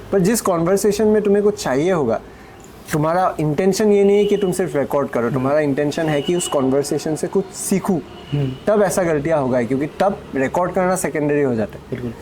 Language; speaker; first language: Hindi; non-native, local second language; Assamese